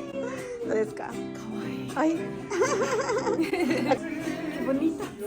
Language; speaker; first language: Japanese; non-native, fluent; Spanish